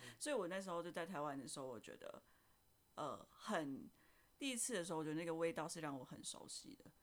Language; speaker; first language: Chinese; non-native, fluent; Indonesian